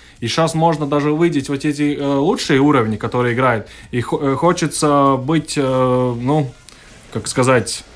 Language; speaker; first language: Russian; non-native, local second language; Latvian